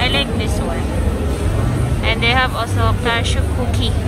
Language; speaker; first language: English; non-native, learner; Filipino